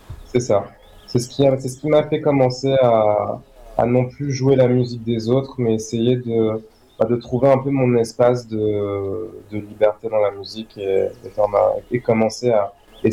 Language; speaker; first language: French; native; French